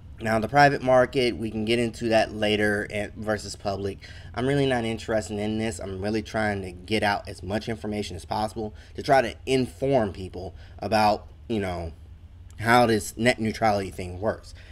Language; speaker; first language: English; native; English